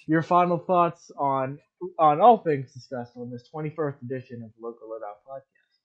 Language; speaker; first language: English; native; English